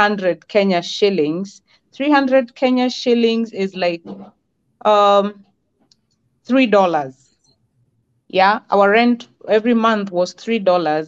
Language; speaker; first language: English; non-native, local second language; Kamba